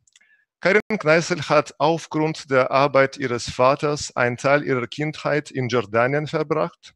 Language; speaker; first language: German; non-native, fluent; Russian